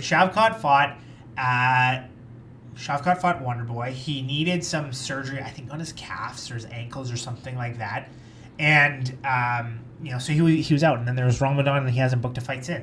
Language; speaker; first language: English; native; English